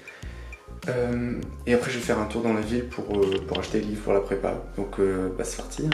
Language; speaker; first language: French; native; French